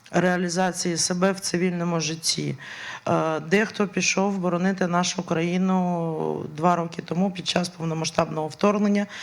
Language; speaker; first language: Ukrainian; native; Ukrainian